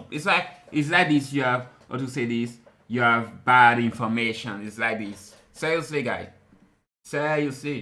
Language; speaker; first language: English; non-native, fluent; French